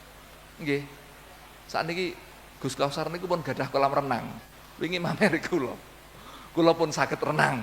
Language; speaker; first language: Indonesian; non-native, local second language; Javanese